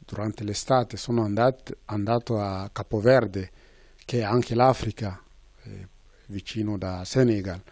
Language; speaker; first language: Italian; non-native, fluent; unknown